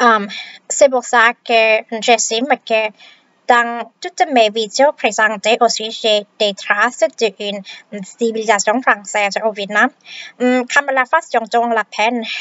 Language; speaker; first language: French; non-native, fluent; Vietnamese